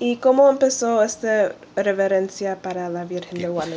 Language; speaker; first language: Spanish; non-native, learner; English